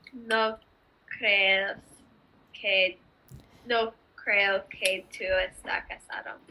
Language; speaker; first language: Spanish; non-native, learner; English